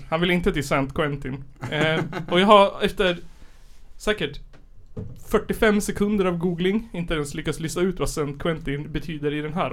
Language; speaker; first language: Swedish; native; Swedish